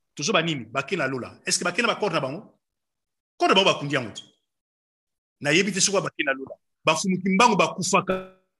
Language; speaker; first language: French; non-native, local second language; Lingala